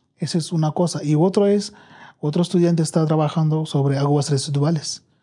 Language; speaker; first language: Spanish; non-native, fluent; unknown